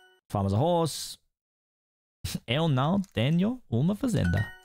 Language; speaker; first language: Portuguese; non-native, learner; English